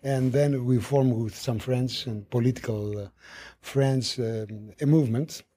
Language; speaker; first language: English; non-native, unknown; Greek